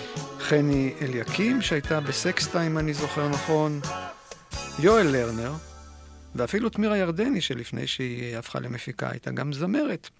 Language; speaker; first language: Hebrew; native; Hebrew